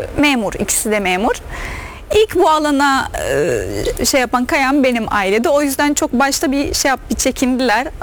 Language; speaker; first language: Turkish; non-native, fluent; Arabic